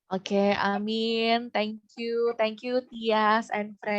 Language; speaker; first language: English; non-native, fluent; Indonesian